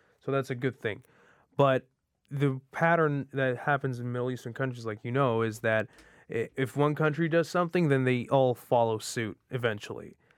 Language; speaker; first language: English; early bilingual, other home language; Arabic